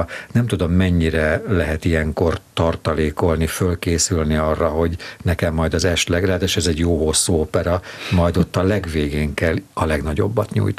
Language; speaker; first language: Hungarian; native; Hungarian